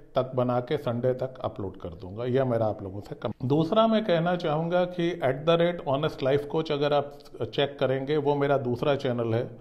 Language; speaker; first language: Hindi; native; Hindi